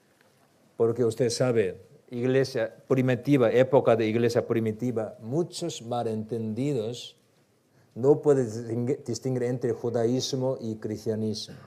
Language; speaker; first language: Spanish; non-native, learner; Korean